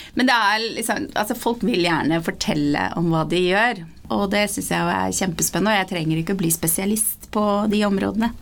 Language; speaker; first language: Norwegian; early bilingual, other home language; Persian